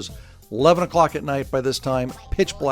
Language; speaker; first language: English; native; English